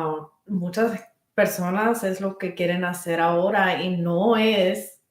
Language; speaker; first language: Spanish; early bilingual, heritage; Spanish